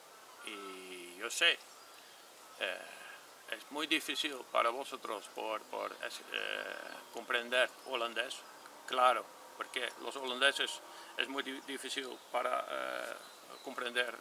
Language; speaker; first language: Spanish; non-native, learner; Dutch